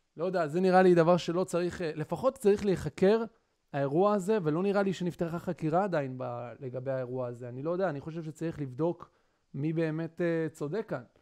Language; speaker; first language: Hebrew; native; Hebrew